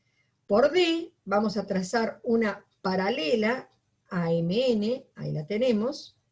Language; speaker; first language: Spanish; native; Spanish